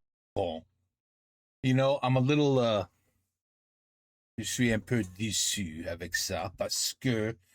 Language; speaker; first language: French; non-native, learner; English